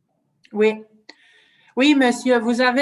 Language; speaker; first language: French; non-native, learner; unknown